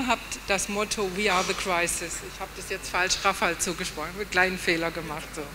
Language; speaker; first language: German; native; German